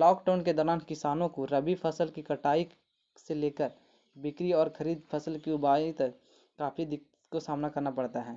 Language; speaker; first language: Hindi; native; Hindi